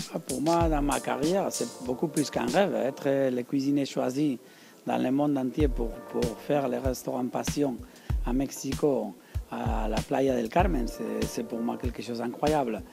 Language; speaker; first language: French; non-native, learner; Spanish